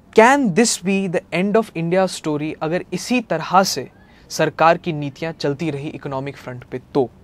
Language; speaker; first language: Hindi; native; Hindi